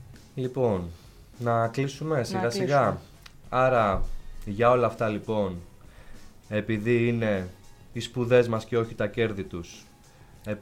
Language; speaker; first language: Greek; native; Greek